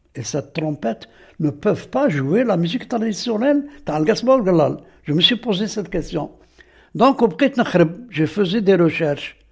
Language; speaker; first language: French; non-native, local second language; Arabic